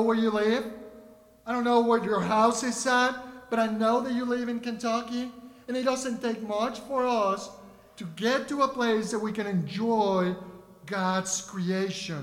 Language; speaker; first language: English; non-native, fluent; Spanish